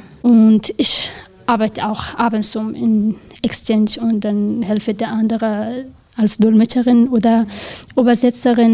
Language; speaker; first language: German; non-native, learner; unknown